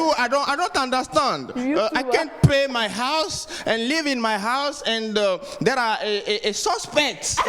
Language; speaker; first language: English; non-native, learner; French